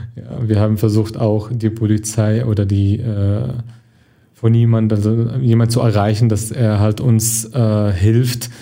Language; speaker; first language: German; non-native, fluent; Arabic